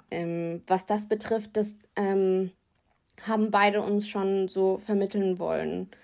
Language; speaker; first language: German; native; German